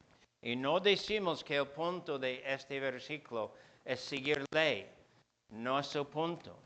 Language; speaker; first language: Spanish; non-native, fluent; English